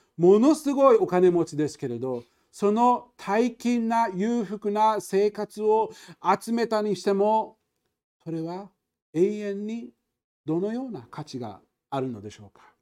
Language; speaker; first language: Japanese; non-native, fluent; English